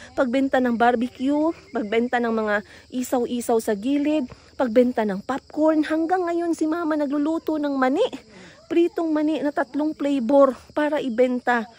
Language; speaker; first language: Filipino; non-native, local second language; Cebuano